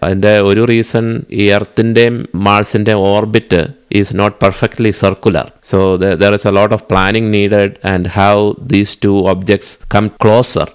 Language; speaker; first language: English; non-native, local second language; Malayalam